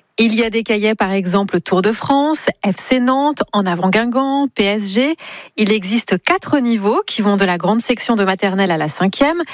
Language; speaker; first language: French; native; French